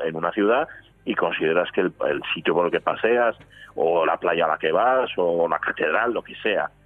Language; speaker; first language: Spanish; native; Spanish